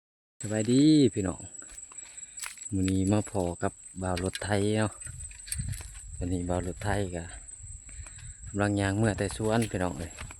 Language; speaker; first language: Thai; non-native, local second language; Northeastern Thai